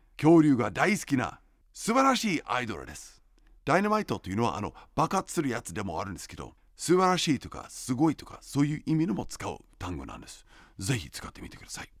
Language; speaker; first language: Japanese; non-native, fluent; English